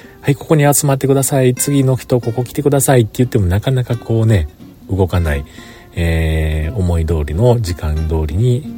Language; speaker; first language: Japanese; native; Japanese